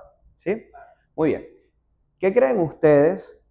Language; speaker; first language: Spanish; native; Spanish